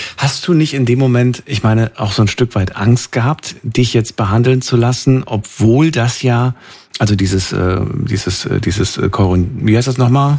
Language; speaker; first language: German; native; German